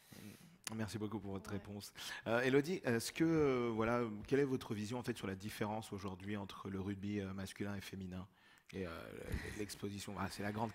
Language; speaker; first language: French; native; French